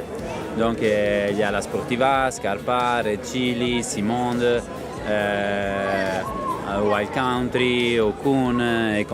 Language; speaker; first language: French; non-native, fluent; Italian